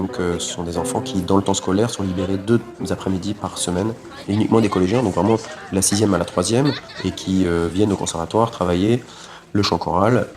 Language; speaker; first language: French; native; French